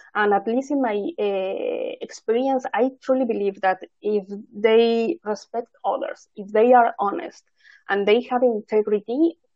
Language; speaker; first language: English; non-native, fluent; Spanish